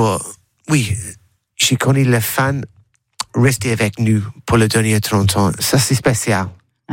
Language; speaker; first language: French; non-native, learner; English